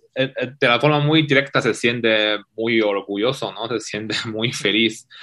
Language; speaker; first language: Spanish; non-native, fluent; Chinese